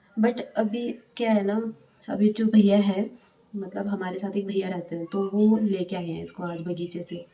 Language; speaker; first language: Hindi; native; Hindi